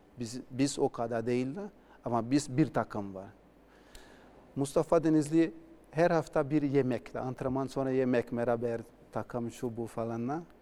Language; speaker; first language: Turkish; non-native, learner; Portuguese